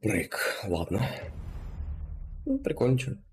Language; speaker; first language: Russian; native; Russian